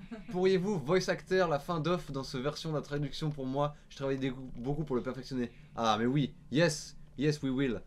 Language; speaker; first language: French; native; French